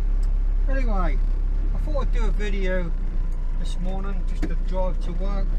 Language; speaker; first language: English; native; English